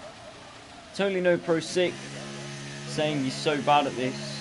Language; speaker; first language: English; native; English